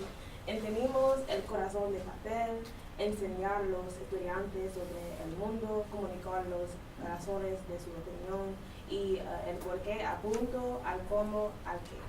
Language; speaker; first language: Spanish; non-native, learner; English